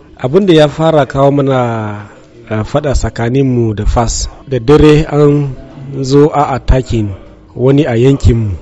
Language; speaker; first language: Hausa; non-native, local second language; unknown